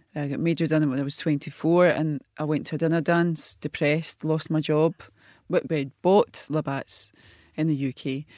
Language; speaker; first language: English; native; English